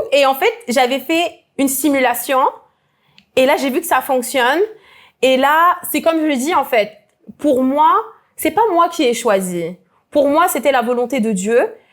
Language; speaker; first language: French; native; French